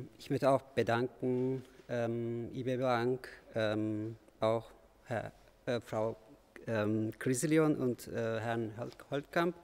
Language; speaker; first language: German; non-native, fluent; Turkish